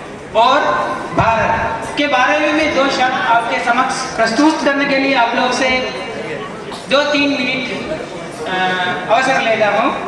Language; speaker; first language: Hindi; non-native, learner; Sinhala